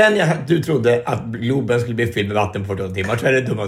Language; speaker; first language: Swedish; native; Swedish